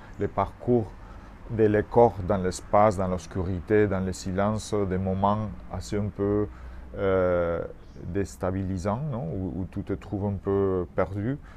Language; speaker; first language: French; non-native, fluent; Spanish